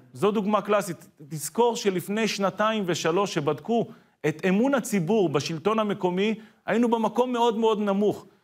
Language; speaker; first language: Hebrew; native; Hebrew